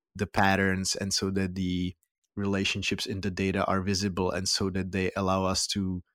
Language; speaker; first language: English; non-native, fluent; Czech